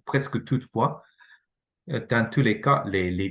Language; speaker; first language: French; non-native, fluent; Japanese